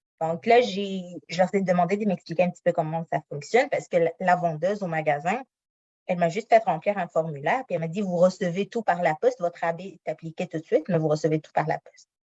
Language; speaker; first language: French; non-native, local second language; Arabic